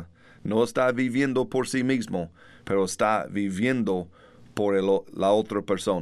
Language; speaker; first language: Spanish; non-native, learner; English